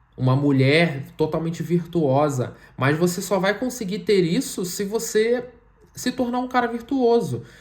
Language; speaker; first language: Portuguese; native; Portuguese